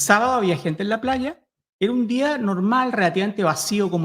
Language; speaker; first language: Spanish; native; Spanish